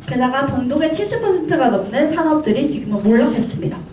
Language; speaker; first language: Korean; native; Korean